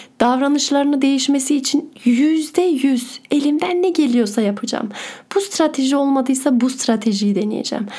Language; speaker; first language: Turkish; early bilingual, heritage; Turkish